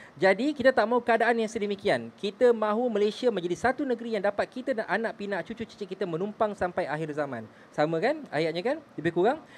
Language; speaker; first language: Malay; native; Malay